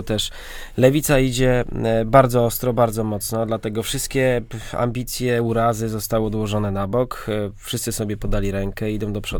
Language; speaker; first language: Polish; native; Polish